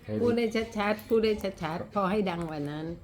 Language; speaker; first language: Thai; native; Thai